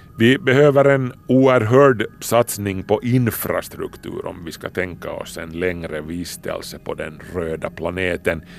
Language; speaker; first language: Swedish; native; Swedish